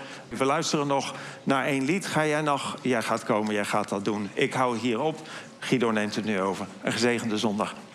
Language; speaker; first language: Dutch; native; Dutch